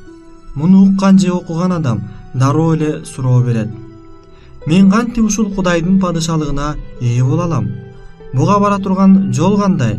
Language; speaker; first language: Kyrgyz; native; Kyrgyz